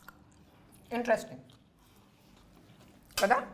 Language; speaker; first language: Telugu; non-native, local second language; Hindi